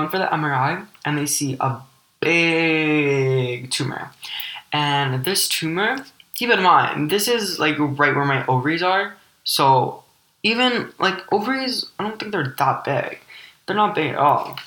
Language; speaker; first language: English; early bilingual, other home language; Ukrainian